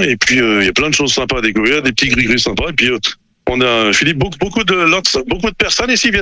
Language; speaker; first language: French; native; French